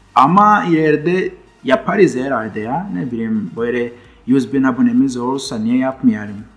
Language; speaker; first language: Turkish; non-native, fluent; Kinyarwanda